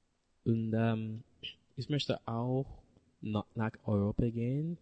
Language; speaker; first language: German; non-native, learner; English